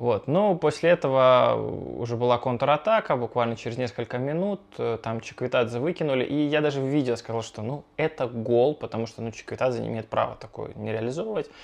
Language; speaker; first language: Russian; native; Russian